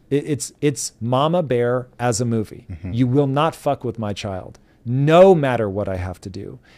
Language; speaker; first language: English; native; English